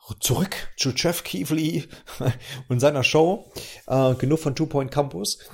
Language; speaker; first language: German; native; German